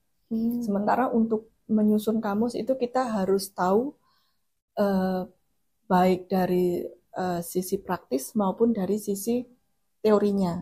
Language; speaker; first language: Indonesian; non-native, local second language; Javanese